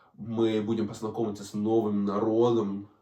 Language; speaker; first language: Russian; non-native, fluent; Danish